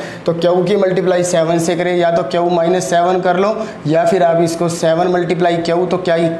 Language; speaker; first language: Hindi; native; Hindi